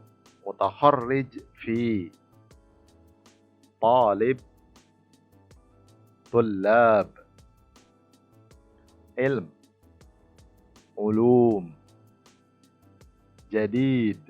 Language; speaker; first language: Arabic; non-native, fluent; Indonesian